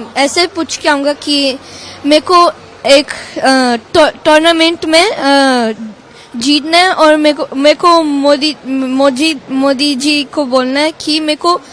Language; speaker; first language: Hindi; non-native, learner; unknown